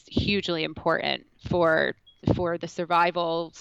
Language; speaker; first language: English; native; English